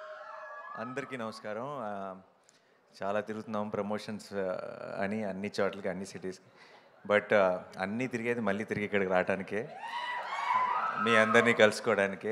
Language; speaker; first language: Telugu; native; Telugu